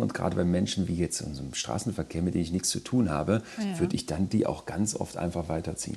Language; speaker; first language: German; native; German